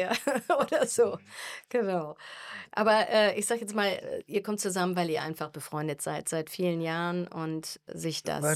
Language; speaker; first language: German; native; German